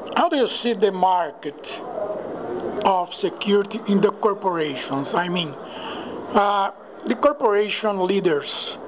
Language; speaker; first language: English; non-native, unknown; Portuguese